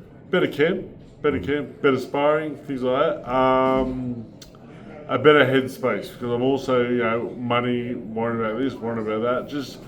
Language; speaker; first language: English; native; English